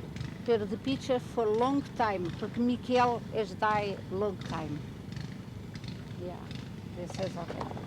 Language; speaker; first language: English; non-native, learner; Portuguese